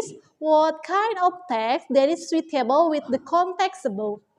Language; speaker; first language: English; non-native, learner; Indonesian